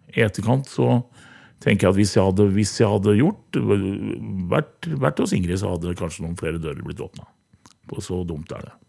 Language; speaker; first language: Norwegian; native; Norwegian